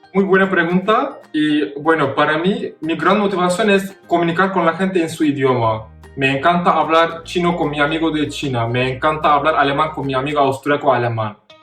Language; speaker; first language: Spanish; non-native, fluent; Turkish